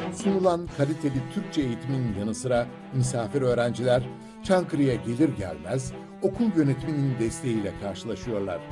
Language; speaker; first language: Turkish; native; Turkish